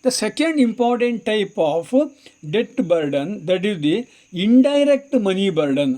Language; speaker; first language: English; non-native, local second language; Kannada